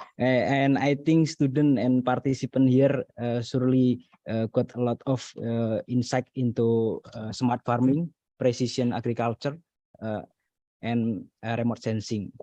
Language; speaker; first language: English; non-native, learner; Indonesian